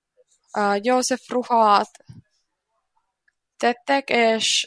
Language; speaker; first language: Hungarian; non-native, learner; Finnish